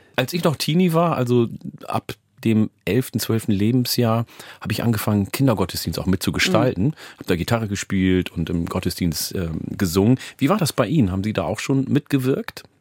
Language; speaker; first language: German; early bilingual, other home language; Oromo